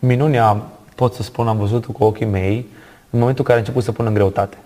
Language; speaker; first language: Romanian; native; Romanian